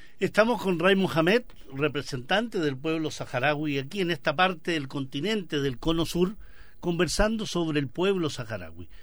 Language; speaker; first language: Spanish; native; Spanish